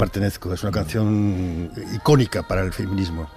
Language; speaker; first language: Spanish; native; Spanish